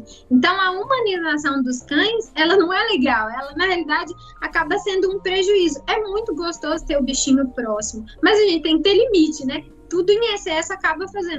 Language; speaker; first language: Portuguese; native; Portuguese